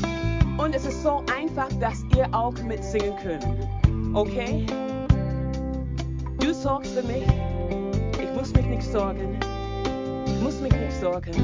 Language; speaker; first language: German; non-native, fluent; English